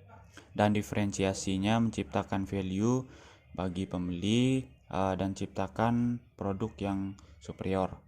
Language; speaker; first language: Indonesian; native; Indonesian